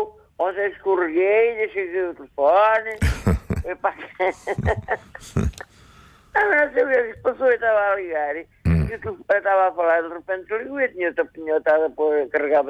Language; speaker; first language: Portuguese; native; Portuguese